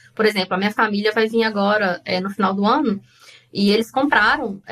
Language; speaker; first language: Portuguese; native; Portuguese